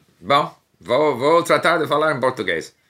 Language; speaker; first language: Portuguese; non-native, learner; English